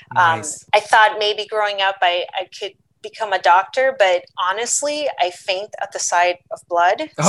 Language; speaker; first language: English; early bilingual, other home language; Portuguese